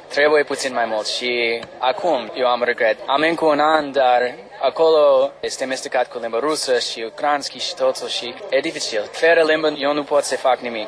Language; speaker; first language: Romanian; non-native, learner; English